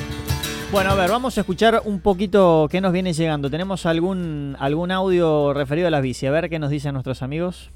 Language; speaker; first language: Spanish; native; Spanish